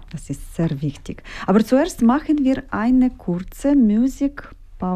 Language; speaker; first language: German; non-native, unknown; Ukrainian